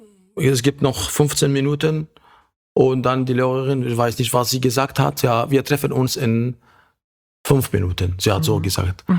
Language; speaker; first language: German; non-native, fluent; Arabic